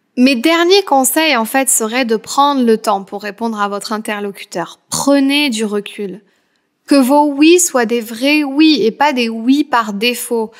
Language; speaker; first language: French; native; French